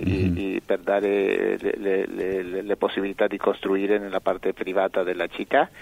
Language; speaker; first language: Italian; early bilingual, heritage; Italian